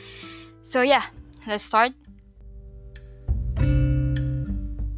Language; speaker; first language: English; non-native, local second language; Filipino